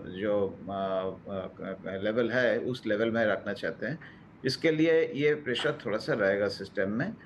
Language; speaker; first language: Hindi; non-native, local second language; Bangla